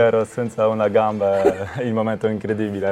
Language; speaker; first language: Italian; non-native, learner; Polish